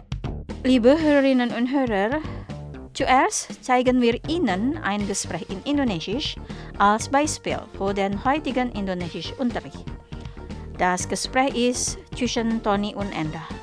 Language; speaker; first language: German; non-native, fluent; Indonesian